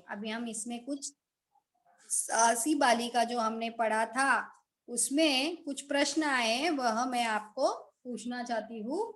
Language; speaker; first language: Hindi; non-native, local second language; Marathi